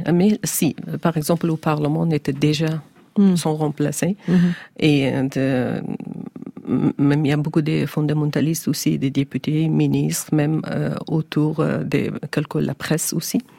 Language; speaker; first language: French; non-native, learner; Persian